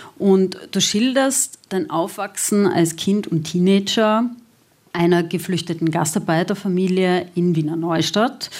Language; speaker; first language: German; native; German